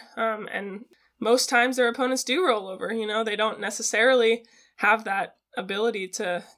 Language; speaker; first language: English; native; English